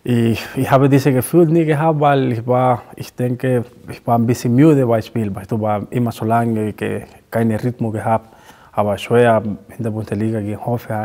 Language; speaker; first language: German; non-native, learner; Spanish